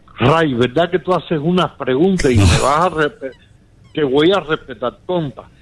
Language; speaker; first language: Spanish; early bilingual, heritage; Spanish